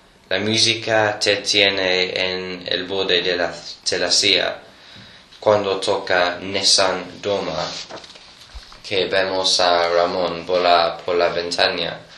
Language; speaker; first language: Spanish; non-native, learner; English